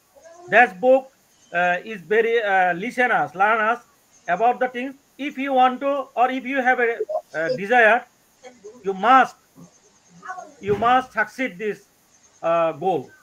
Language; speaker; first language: English; non-native, learner; Bangla